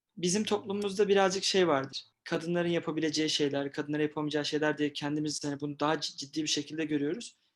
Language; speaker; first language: Turkish; native; Turkish